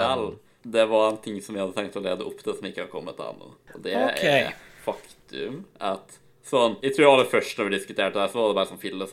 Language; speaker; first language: Norwegian; native; Norwegian